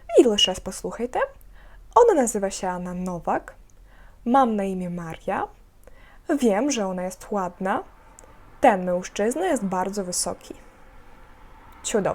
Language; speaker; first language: Polish; non-native, fluent; Ukrainian